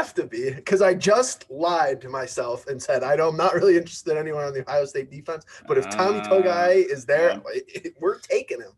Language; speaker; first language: English; native; English